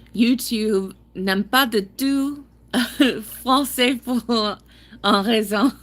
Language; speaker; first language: French; non-native, learner; English